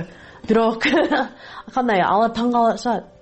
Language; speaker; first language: Kyrgyz; non-native, fluent; English